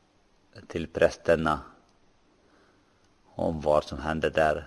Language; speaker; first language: Swedish; non-native, local second language; Finnish